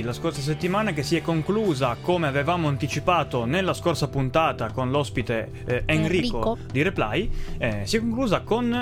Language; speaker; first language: Italian; native; Italian